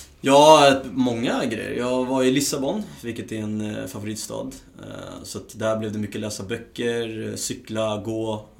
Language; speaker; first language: Swedish; early bilingual, other home language; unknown